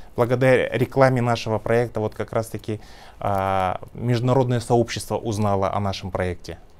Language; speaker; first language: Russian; non-native, local second language; Kazakh